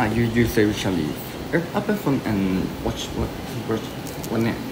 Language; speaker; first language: English; non-native, learner; Thai